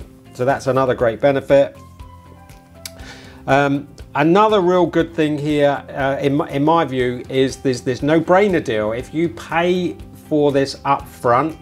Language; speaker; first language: English; native; English